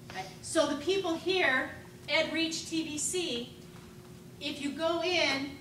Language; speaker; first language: English; native; English